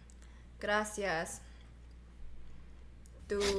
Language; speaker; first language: Spanish; non-native, learner; English